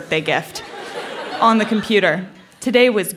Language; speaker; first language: English; native; English